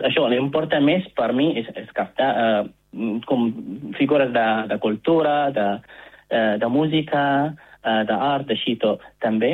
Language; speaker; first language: Catalan; non-native, fluent; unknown